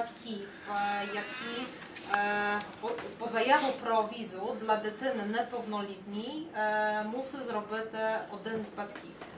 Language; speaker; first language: Ukrainian; non-native, fluent; Polish